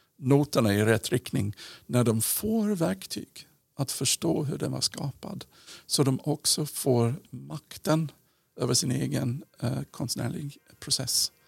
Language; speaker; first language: Swedish; non-native, fluent; English